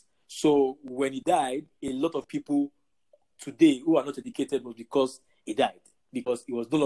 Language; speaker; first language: English; non-native, local second language; Yoruba